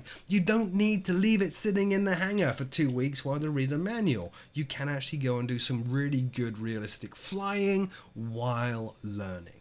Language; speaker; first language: English; native; English